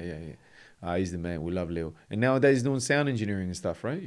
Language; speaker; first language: English; native; English